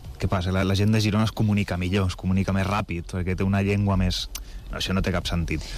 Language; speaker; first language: Catalan; native; Catalan